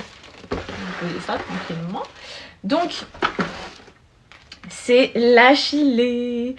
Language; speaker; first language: French; native; French